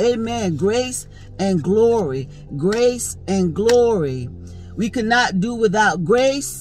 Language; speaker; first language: English; native; English